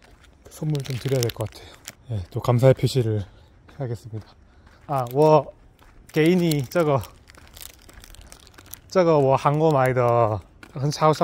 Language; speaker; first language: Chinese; non-native, learner; Korean